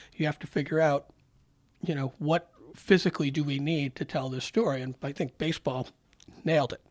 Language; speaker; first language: English; native; English